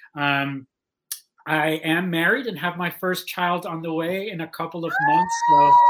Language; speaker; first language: English; native; English